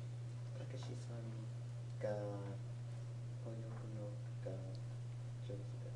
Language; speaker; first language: Japanese; non-native, learner; English